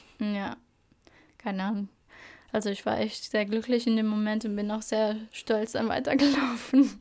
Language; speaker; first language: German; early bilingual, other home language; Albanian